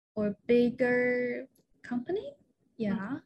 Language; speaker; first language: English; non-native, fluent; Chinese